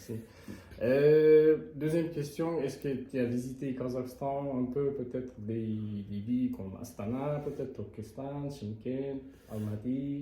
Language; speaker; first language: French; non-native, learner; Kazakh